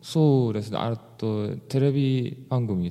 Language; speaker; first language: Japanese; non-native, fluent; English